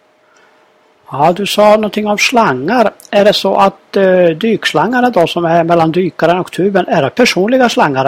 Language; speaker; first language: Swedish; native; Swedish